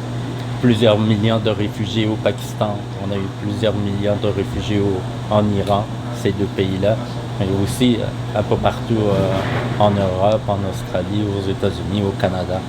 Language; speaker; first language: French; non-native, fluent; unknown